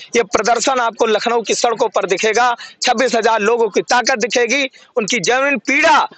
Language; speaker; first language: Hindi; native; Hindi